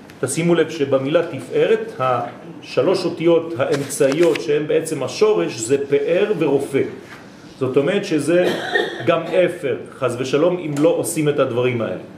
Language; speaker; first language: Hebrew; non-native, fluent; French